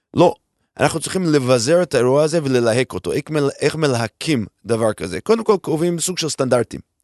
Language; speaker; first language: Hebrew; non-native, fluent; English